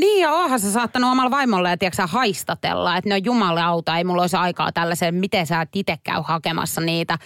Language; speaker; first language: Finnish; native; Finnish